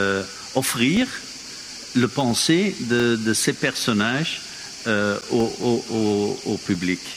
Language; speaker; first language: French; non-native, fluent; Dutch